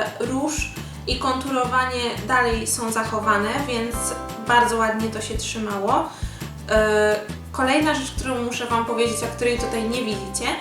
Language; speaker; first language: Polish; native; Polish